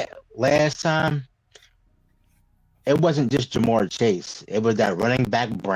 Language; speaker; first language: English; native; English